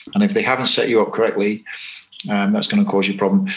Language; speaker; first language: English; native; English